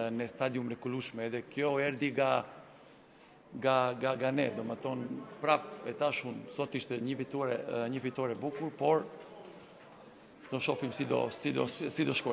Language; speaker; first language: Albanian; non-native, learner; Serbian